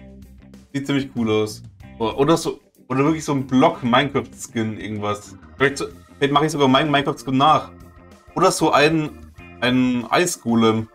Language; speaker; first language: German; native; German